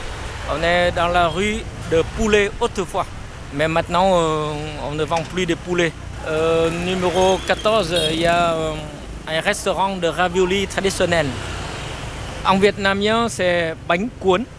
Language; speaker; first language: French; non-native, fluent; Vietnamese